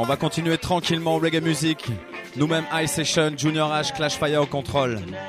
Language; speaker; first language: French; native; French